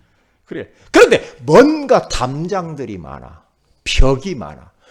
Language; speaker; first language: Korean; native; Korean